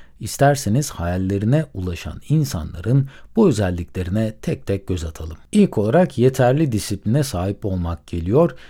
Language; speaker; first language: Turkish; native; Turkish